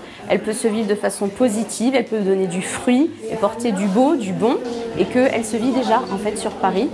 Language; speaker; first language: French; native; French